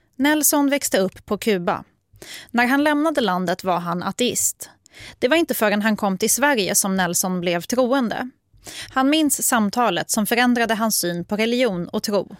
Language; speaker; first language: Swedish; native; Swedish